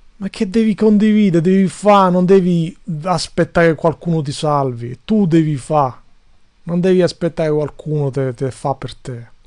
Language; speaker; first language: Italian; non-native, fluent; Albanian